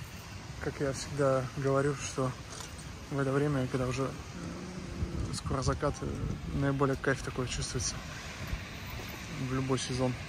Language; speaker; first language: Russian; native; Russian